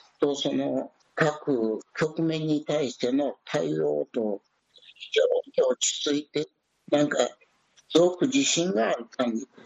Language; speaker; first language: Japanese; early bilingual, other home language; Chinese